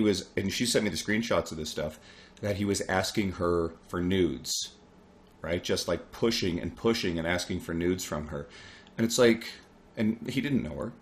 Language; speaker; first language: English; native; English